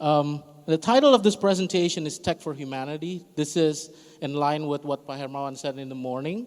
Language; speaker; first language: English; non-native, fluent; Indonesian